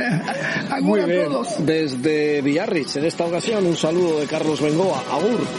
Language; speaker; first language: Spanish; native; Spanish